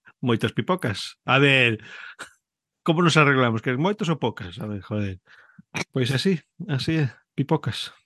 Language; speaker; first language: Galician; native; Galician